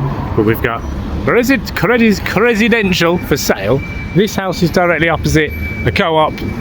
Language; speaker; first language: English; native; English